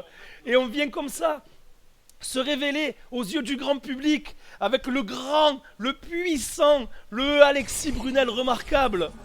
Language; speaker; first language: French; native; French